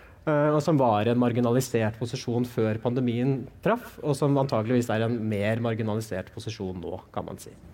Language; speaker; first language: Norwegian; native; Norwegian